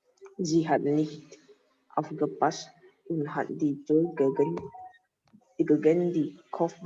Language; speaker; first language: German; non-native, learner; Indonesian